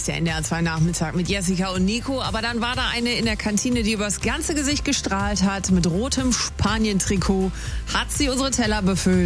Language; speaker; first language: German; native; German